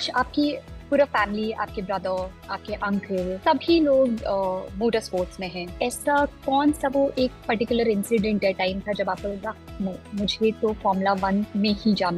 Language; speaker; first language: Hindi; native; Hindi